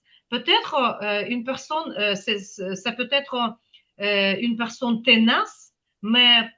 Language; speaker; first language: French; non-native, fluent; Ukrainian